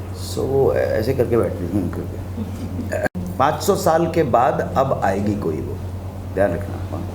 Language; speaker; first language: Hindi; native; Hindi